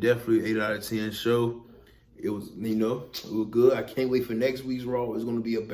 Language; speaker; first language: English; native; English